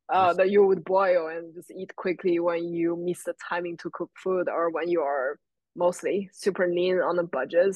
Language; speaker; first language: English; non-native, fluent; Chinese